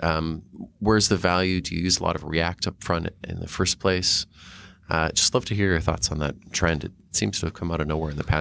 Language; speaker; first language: English; native; English